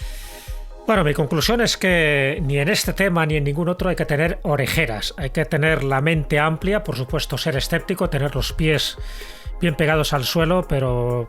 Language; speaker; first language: Spanish; native; Spanish